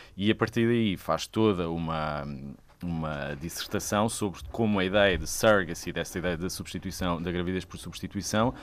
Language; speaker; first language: Portuguese; native; Portuguese